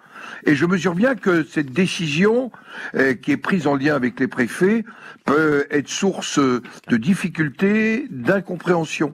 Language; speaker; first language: French; native; French